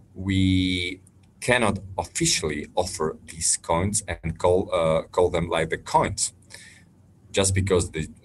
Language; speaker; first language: English; non-native, fluent; Slovak